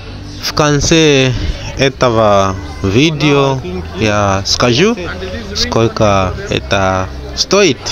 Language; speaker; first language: Russian; non-native, learner; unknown